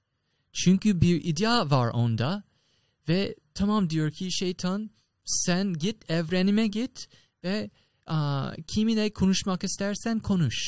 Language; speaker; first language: Turkish; non-native, fluent; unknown